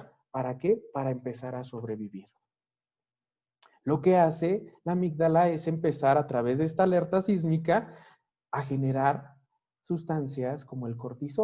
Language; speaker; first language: Spanish; native; Spanish